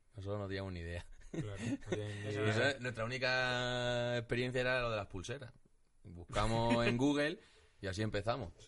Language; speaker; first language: Spanish; native; Spanish